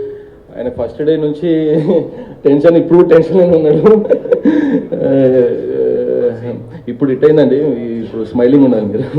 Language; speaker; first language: Telugu; non-native, learner; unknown